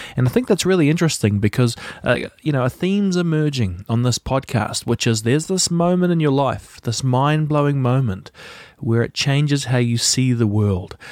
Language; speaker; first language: English; native; English